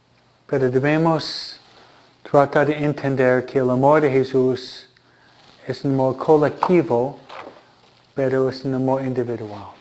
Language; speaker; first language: Spanish; non-native, fluent; Italian